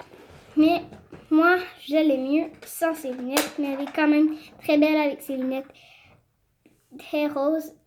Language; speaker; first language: French; native; French